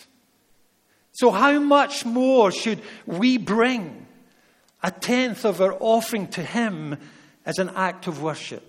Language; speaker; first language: English; native; English